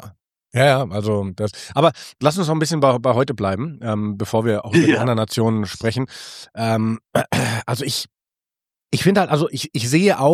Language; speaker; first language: German; native; German